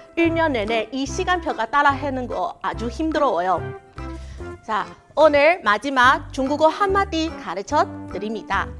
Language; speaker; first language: Korean; non-native, learner; Chinese